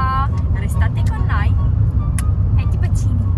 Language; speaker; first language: Italian; non-native, fluent; Romanian